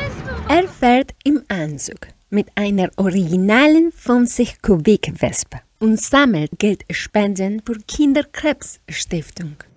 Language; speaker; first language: German; native; German